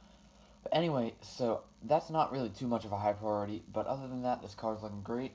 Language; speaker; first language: English; native; English